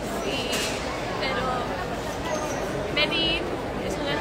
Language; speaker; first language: Spanish; non-native, learner; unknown